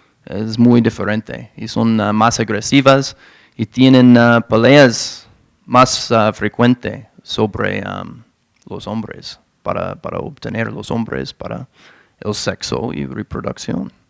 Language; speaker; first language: Spanish; non-native, fluent; English